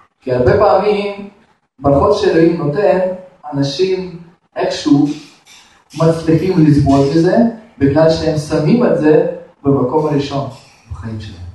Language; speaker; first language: Hebrew; non-native, fluent; Russian